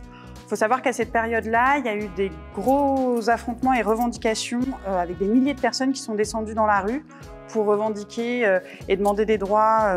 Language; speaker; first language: French; native; French